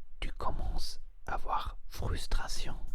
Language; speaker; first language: French; non-native, learner; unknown